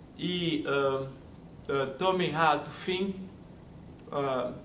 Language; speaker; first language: English; non-native, fluent; French